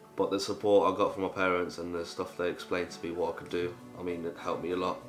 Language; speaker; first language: English; early bilingual, other home language; Polish